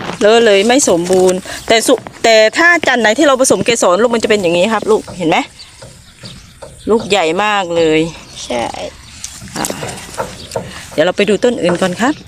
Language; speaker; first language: Thai; native; Thai